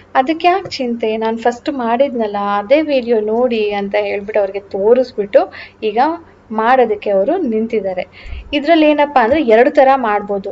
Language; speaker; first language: Kannada; native; Kannada